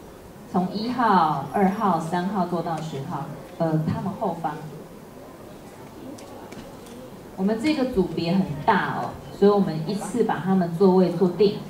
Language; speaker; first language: Chinese; native; Chinese